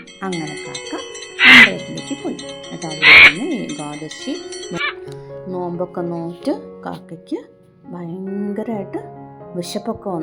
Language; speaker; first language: Malayalam; native; Malayalam